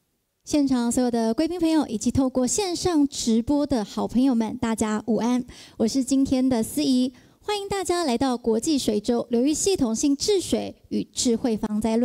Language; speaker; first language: Chinese; native; Chinese